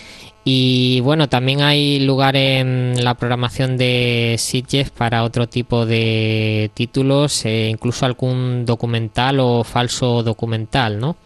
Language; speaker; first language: Spanish; native; Spanish